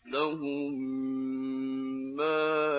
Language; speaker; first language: Arabic; native; Arabic